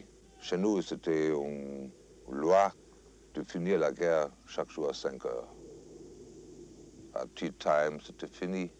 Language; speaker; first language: French; non-native, fluent; German